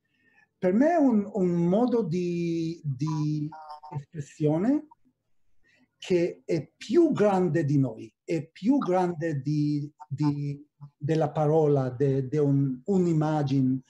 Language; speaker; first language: Italian; non-native, fluent; Hebrew